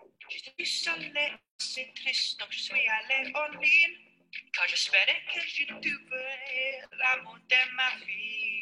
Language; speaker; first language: French; non-native, learner; English